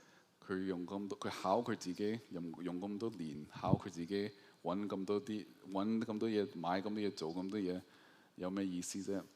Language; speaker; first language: Cantonese; early bilingual, heritage; Cantonese